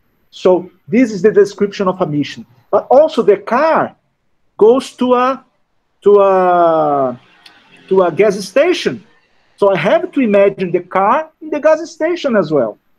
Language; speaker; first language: English; non-native, fluent; Portuguese